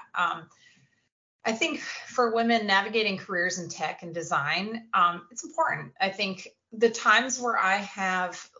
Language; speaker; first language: English; native; English